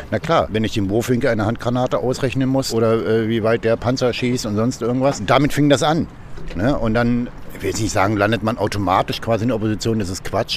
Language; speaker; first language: German; native; German